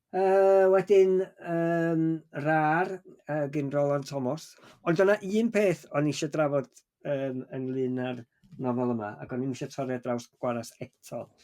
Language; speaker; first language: Welsh; native; Welsh